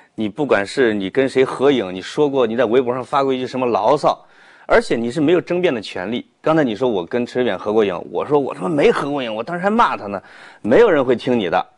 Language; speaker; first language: Chinese; native; Chinese